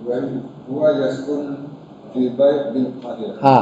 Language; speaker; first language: Arabic; non-native, learner; Malay